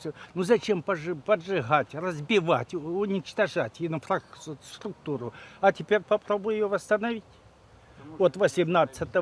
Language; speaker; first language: Russian; native; Russian